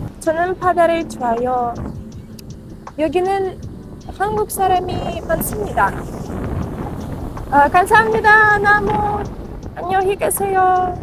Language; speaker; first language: Korean; non-native, learner; Russian